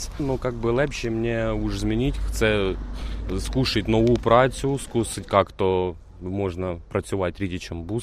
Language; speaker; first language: Czech; non-native, learner; Ukrainian